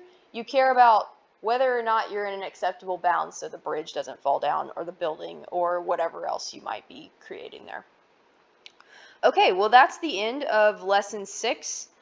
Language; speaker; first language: English; native; English